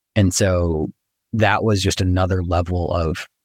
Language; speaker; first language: English; native; English